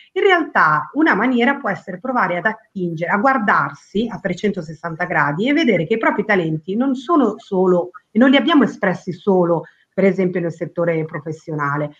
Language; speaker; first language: Italian; early bilingual, other home language; Spanish